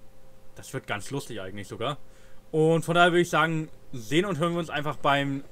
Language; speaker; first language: German; native; German